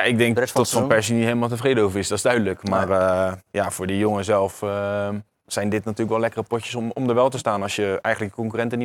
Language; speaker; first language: Dutch; native; Dutch